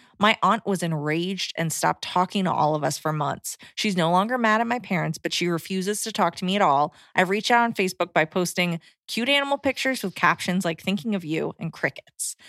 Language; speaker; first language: English; native; English